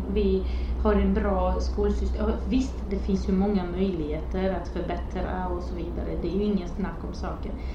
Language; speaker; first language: Swedish; non-native, fluent; Romanian